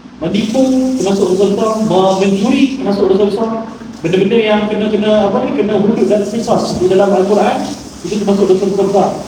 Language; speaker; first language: Malay; native; Malay